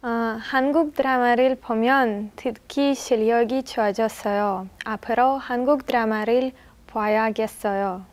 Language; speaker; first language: Korean; non-native, learner; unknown